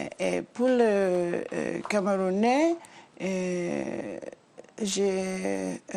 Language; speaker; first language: French; non-native, learner; English